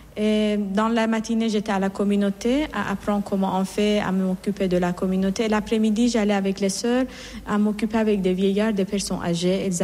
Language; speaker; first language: French; non-native, fluent; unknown